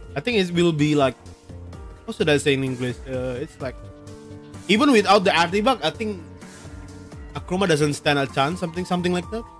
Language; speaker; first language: English; non-native, fluent; Indonesian